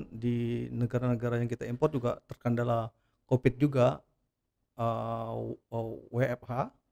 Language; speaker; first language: Indonesian; native; Indonesian